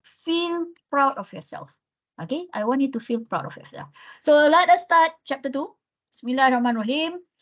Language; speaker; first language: English; non-native, local second language; Malay